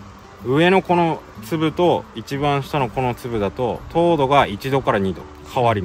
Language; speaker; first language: Japanese; native; Japanese